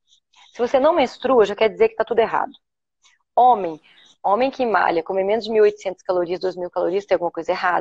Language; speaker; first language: Portuguese; native; Portuguese